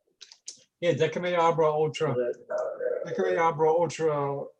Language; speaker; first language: Spanish; non-native, learner; English